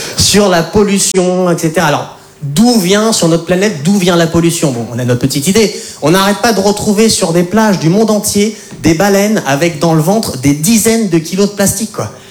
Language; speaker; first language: French; native; French